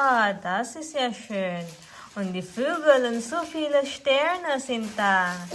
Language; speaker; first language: German; non-native, fluent; Filipino